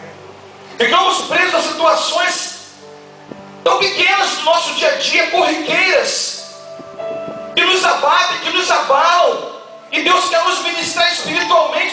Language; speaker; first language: Portuguese; native; Portuguese